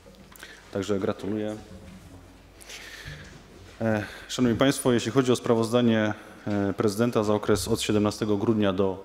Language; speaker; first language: Polish; native; Polish